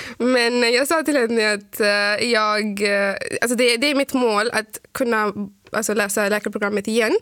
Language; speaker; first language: Swedish; non-native, fluent; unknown